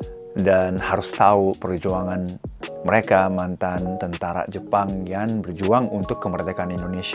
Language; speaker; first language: Indonesian; non-native, fluent; Japanese